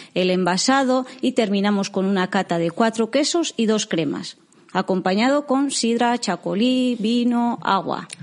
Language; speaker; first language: Spanish; native; Spanish